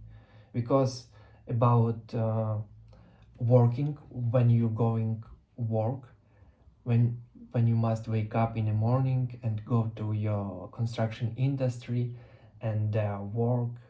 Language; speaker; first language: English; non-native, learner; Russian